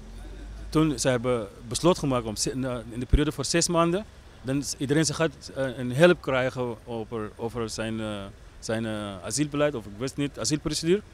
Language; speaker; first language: Dutch; non-native, learner; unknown